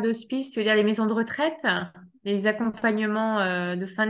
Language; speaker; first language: French; native; French